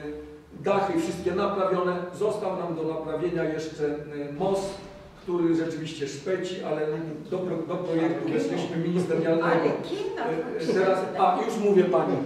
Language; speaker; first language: Polish; native; Polish